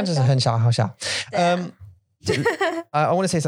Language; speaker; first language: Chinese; non-native, learner; English